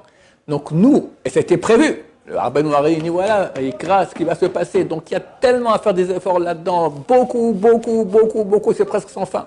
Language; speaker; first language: French; native; French